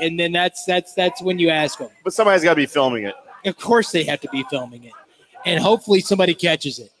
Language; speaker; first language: English; native; English